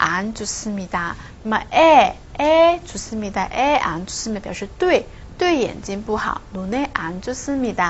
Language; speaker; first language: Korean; non-native, fluent; Chinese